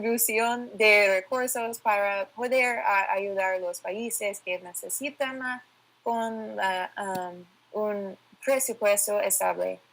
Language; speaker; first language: Spanish; non-native, learner; English